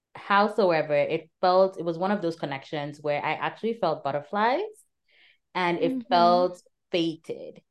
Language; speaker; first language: English; native; English